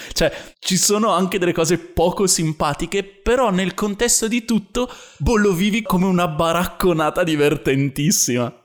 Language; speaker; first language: Italian; native; Italian